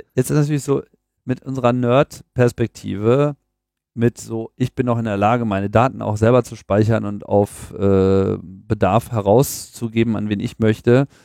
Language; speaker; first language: German; native; German